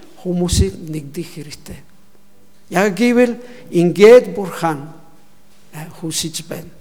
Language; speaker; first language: Mongolian; non-native, learner; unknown